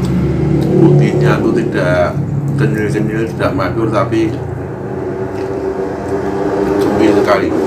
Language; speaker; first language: Indonesian; native; Indonesian